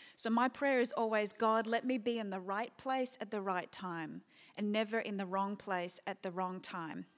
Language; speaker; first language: English; native; English